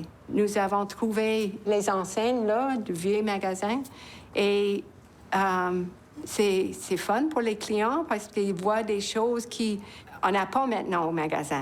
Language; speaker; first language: French; non-native, local second language; English